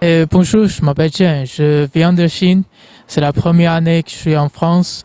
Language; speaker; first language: French; non-native, fluent; Chinese